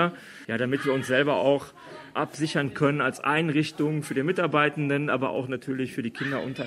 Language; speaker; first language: German; native; German